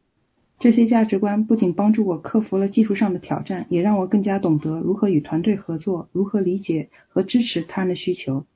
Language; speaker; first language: Chinese; native; Chinese